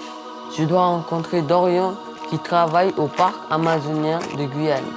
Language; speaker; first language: French; non-native, local second language; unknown